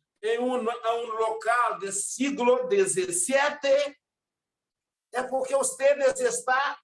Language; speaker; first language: Spanish; non-native, learner; Portuguese